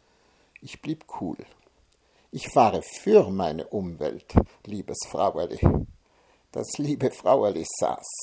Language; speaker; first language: German; native; German